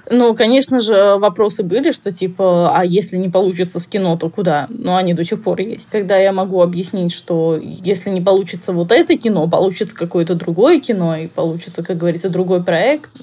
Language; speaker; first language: Russian; early bilingual, heritage; Russian